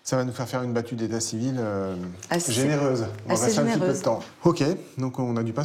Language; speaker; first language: French; native; French